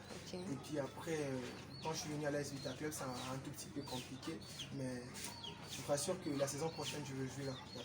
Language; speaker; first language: French; non-native, local second language; Lingala